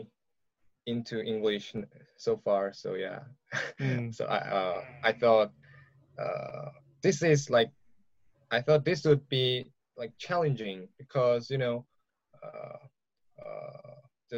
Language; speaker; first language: English; non-native, learner; Korean